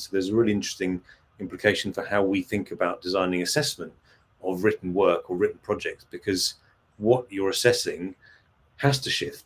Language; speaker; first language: English; native; English